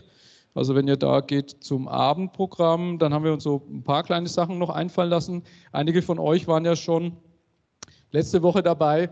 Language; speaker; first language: German; native; German